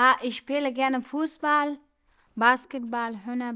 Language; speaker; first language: German; early bilingual, other home language; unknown